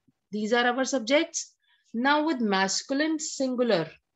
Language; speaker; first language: English; non-native, local second language; Hindi